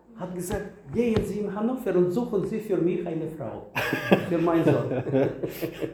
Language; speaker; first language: German; non-native, learner; Russian